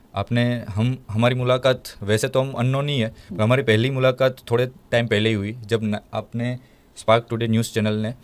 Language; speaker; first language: Hindi; non-native, local second language; Gujarati